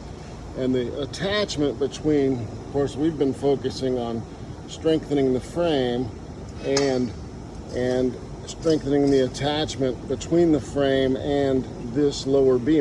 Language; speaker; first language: English; native; English